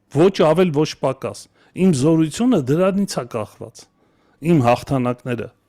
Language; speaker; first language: Armenian; native; Armenian